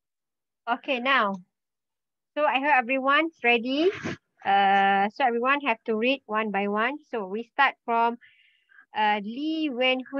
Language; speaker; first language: English; non-native, learner; Malay